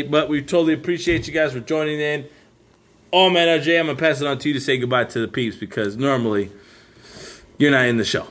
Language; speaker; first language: English; native; English